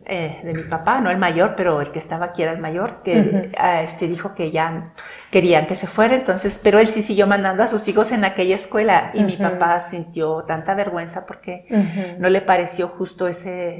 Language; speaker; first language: Spanish; non-native, local second language; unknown